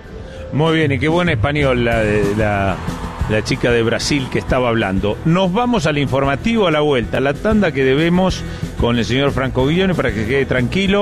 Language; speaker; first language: Spanish; native; Spanish